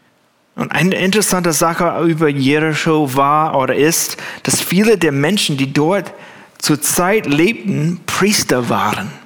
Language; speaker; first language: German; non-native, fluent; English